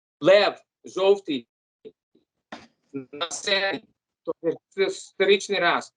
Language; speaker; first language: Ukrainian; early bilingual, heritage; English